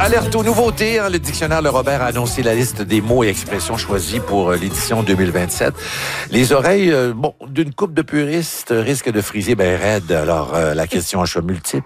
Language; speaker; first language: French; native; French